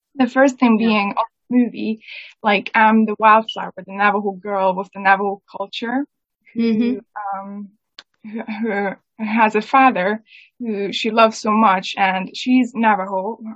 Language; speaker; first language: English; native; English